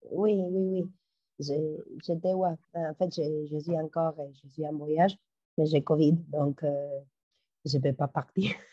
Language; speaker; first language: French; non-native, learner; Spanish